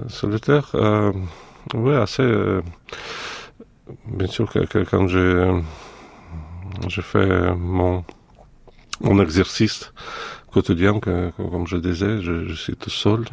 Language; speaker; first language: French; non-native, fluent; Russian